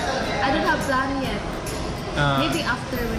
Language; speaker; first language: English; non-native, local second language; Cebuano